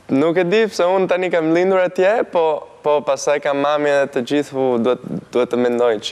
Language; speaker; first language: Albanian; early bilingual, heritage; Albanian